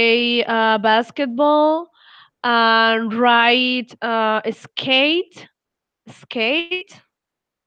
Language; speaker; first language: English; non-native, learner; Spanish